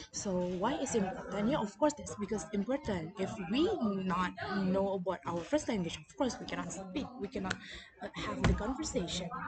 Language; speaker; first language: English; non-native, learner; Indonesian